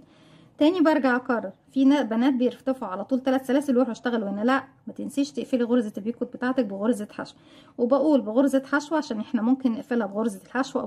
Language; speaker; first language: Arabic; native; Arabic